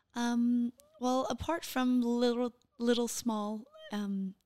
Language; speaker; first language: English; non-native, fluent; Portuguese